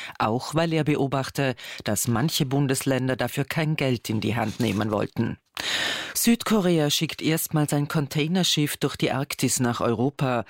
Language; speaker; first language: German; native; German